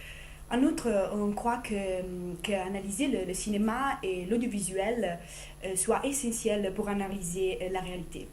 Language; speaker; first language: French; non-native, fluent; Italian